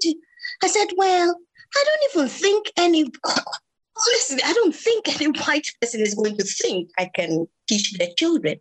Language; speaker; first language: English; non-native, local second language; Igbo